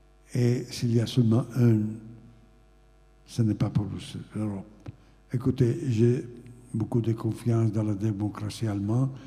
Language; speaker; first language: French; non-native, fluent; Italian